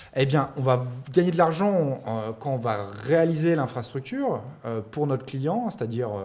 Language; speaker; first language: French; native; French